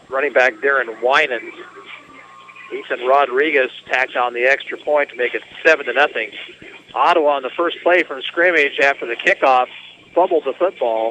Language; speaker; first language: English; native; English